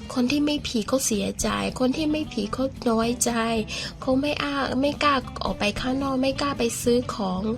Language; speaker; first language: Thai; non-native, fluent; Burmese